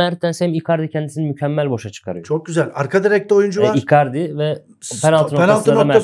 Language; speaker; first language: Turkish; native; Turkish